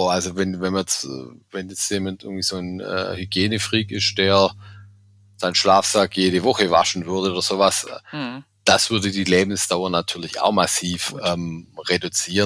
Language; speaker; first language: German; native; German